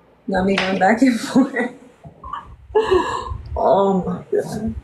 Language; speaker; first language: English; early bilingual, other home language; Spanish